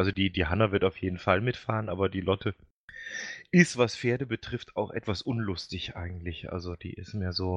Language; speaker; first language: German; native; German